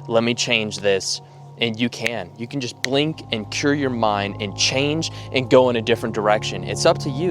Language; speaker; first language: English; native; English